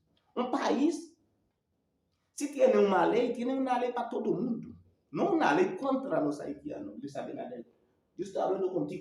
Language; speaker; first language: Spanish; non-native, learner; Haitian Creole